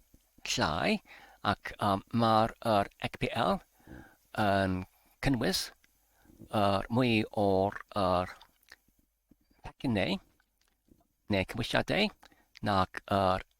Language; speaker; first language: Welsh; non-native, learner; English